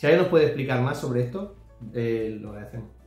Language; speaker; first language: Spanish; native; Spanish